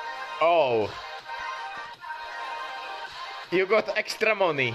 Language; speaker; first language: English; non-native, fluent; Polish